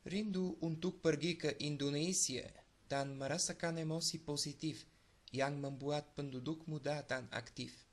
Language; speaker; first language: Indonesian; non-native, learner; Bulgarian